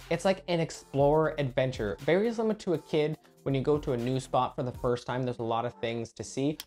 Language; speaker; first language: English; native; English